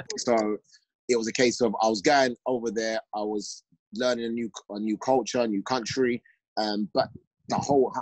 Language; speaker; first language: English; native; English